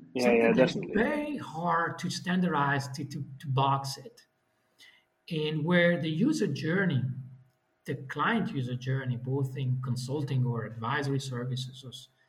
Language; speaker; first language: English; non-native, fluent; Italian